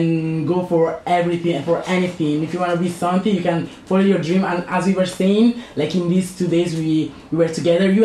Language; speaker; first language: English; non-native, fluent; Italian